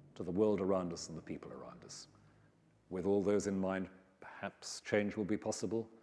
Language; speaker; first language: English; native; English